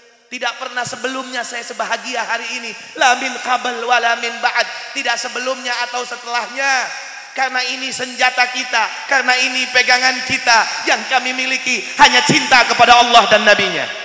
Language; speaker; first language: Malay; non-native, local second language; Sundanese